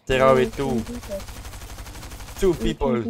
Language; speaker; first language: English; non-native, learner; Dutch